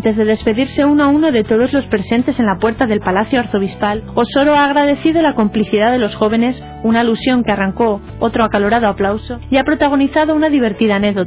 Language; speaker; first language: Spanish; native; Spanish